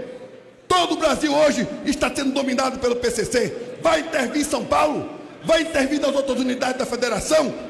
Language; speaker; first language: Portuguese; native; Portuguese